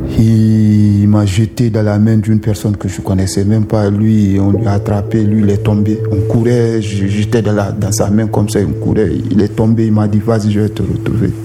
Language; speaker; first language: French; non-native, local second language; Susu